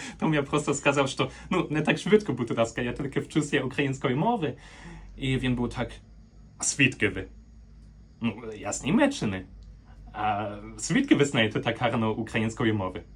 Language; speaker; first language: Ukrainian; non-native, fluent; German